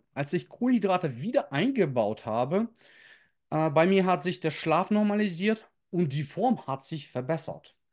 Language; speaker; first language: German; early bilingual, other home language; Russian